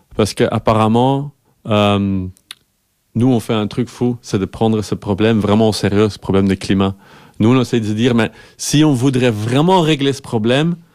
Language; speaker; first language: French; non-native, fluent; Dutch